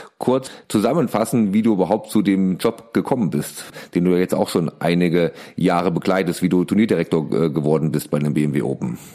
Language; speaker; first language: German; native; German